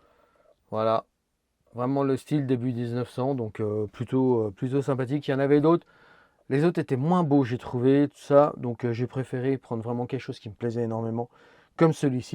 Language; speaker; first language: French; native; French